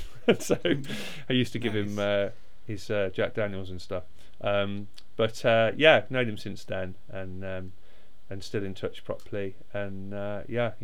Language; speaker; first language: English; native; English